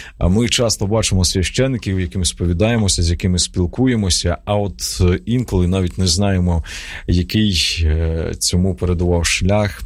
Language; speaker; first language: Ukrainian; native; Ukrainian